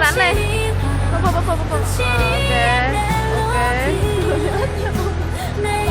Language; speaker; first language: Korean; non-native, learner; Vietnamese